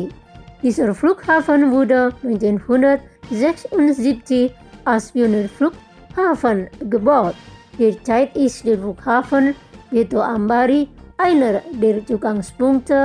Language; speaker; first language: German; non-native, fluent; Indonesian